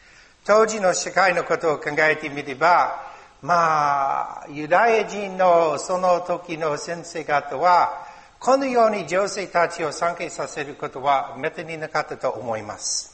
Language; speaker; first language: Japanese; non-native, learner; English